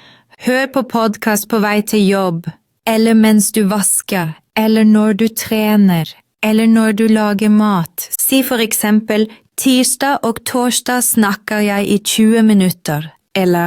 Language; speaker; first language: Norwegian; non-native, fluent; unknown